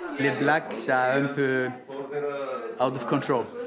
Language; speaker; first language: French; non-native, learner; Icelandic